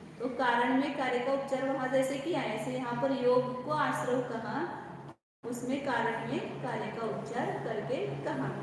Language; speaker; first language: Hindi; non-native, local second language; Marathi